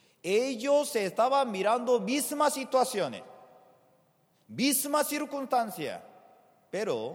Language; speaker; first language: Spanish; non-native, fluent; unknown